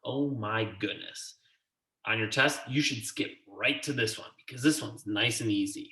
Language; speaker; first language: English; native; English